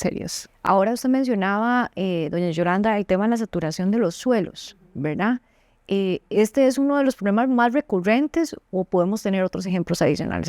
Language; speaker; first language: Spanish; native; Spanish